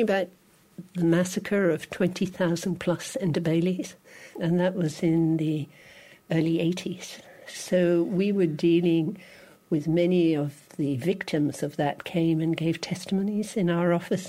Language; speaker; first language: English; native; English